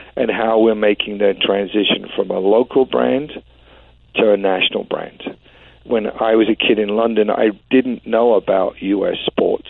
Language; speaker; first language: English; native; English